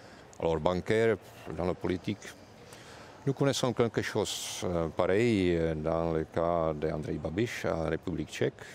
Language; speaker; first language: French; non-native, fluent; Czech